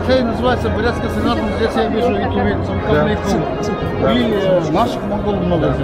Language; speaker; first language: Russian; non-native, fluent; Mongolian